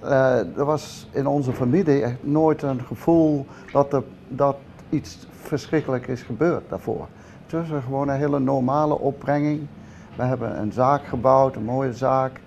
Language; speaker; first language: Dutch; early bilingual, heritage; Dutch